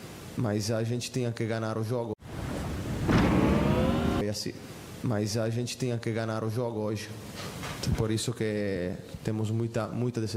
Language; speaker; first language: Portuguese; non-native, fluent; Italian